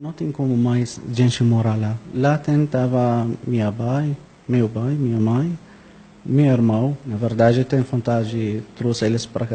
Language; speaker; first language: Portuguese; non-native, learner; Arabic